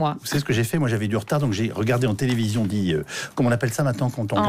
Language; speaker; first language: French; native; French